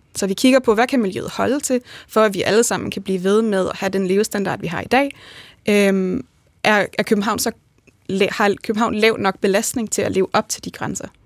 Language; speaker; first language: Danish; native; Danish